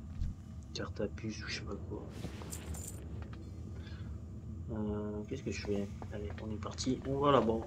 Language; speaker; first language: French; native; French